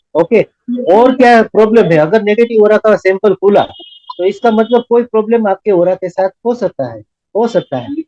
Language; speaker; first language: Hindi; non-native, local second language; Gujarati